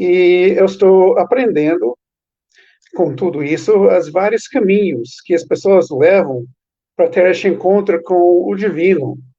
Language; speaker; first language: Portuguese; non-native, fluent; English